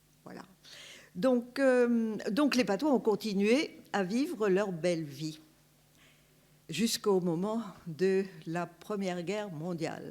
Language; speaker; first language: French; native; French